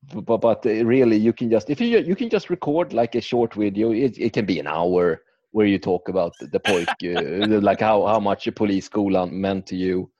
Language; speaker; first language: English; non-native, fluent; Swedish